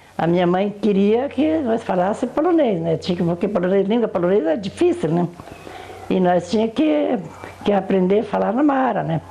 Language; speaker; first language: Portuguese; non-native, local second language; Polish